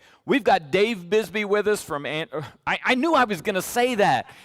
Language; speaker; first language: English; native; English